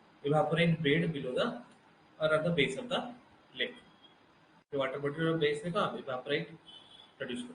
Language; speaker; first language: Hindi; non-native, local second language; Odia